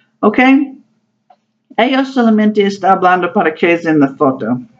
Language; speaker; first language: Spanish; non-native, learner; English